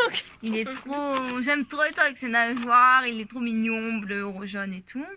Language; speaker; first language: French; native; French